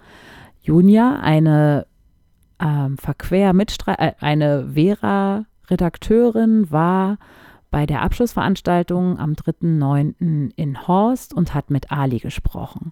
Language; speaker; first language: German; native; German